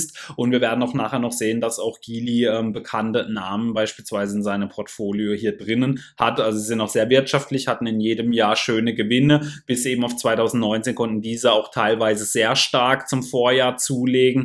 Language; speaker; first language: German; native; German